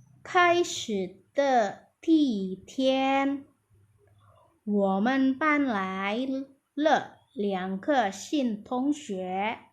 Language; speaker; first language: Chinese; non-native, fluent; Indonesian